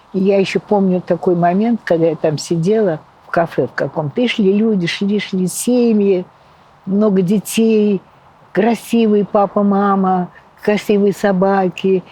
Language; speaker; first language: Russian; native; Russian